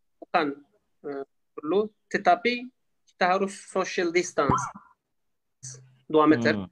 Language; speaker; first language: Indonesian; non-native, learner; Turkish